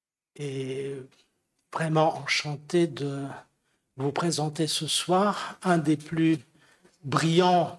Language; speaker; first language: French; non-native, fluent; Romanian